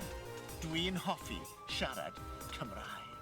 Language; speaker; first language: Welsh; non-native, learner; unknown